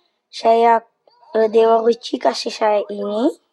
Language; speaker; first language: Indonesian; early bilingual, heritage; Dutch